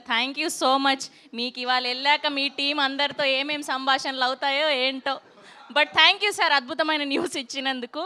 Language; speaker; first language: Telugu; native; Telugu